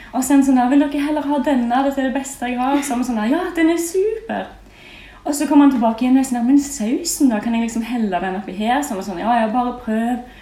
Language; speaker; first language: Norwegian; native; Norwegian